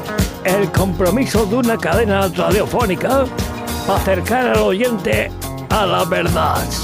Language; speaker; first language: Spanish; native; Spanish